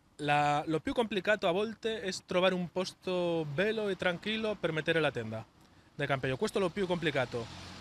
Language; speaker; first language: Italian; non-native, learner; Spanish